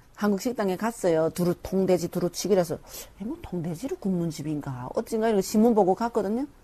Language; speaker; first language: Korean; native; Korean